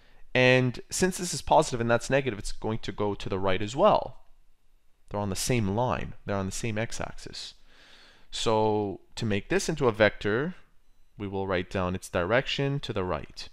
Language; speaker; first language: English; native; English